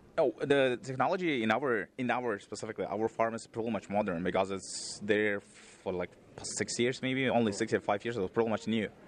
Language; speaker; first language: English; non-native, fluent; Uzbek